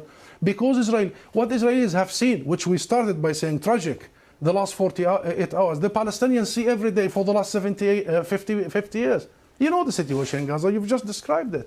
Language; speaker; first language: English; non-native, fluent; Arabic